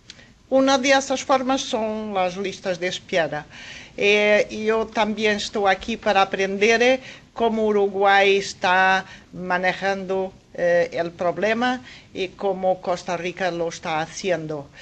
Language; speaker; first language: Spanish; non-native, fluent; Portuguese